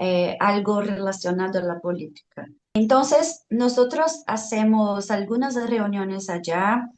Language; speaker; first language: Spanish; non-native, fluent; Portuguese